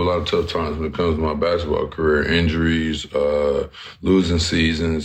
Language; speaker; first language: English; native; English